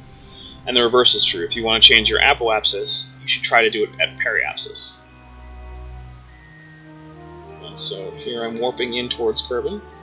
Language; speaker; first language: English; native; English